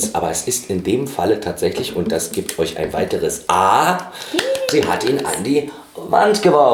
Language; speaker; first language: German; native; German